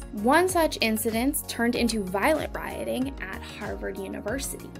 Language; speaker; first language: English; native; English